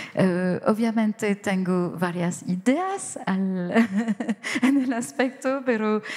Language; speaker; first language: Spanish; non-native, fluent; French